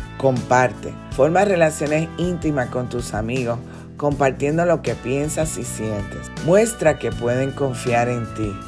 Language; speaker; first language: Spanish; native; Spanish